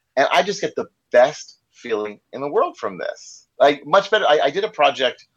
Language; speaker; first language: English; native; English